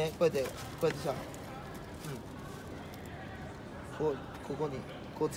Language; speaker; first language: Japanese; native; Japanese